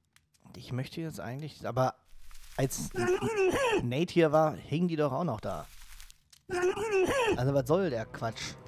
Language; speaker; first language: German; native; German